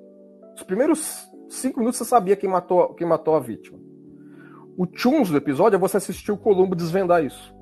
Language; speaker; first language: Portuguese; native; Portuguese